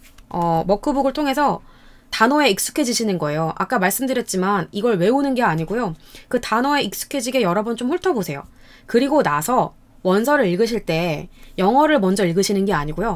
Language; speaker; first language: Korean; native; Korean